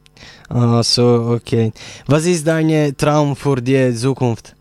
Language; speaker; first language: German; non-native, learner; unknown